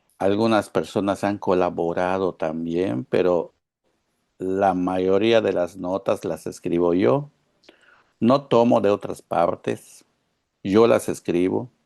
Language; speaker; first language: Spanish; non-native, local second language; Yucateco